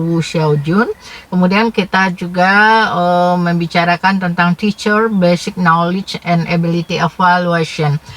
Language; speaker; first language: Indonesian; native; Indonesian